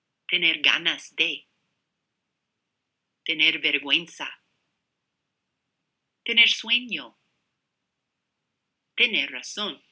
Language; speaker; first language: Spanish; non-native, fluent; English